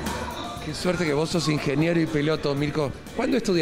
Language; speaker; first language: Spanish; native; Spanish